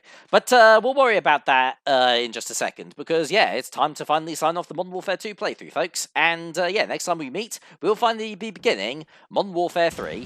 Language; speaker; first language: English; native; English